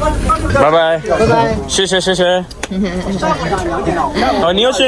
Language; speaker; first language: Chinese; non-native, learner; Malayalam